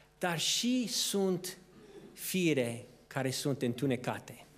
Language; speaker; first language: Romanian; non-native, fluent; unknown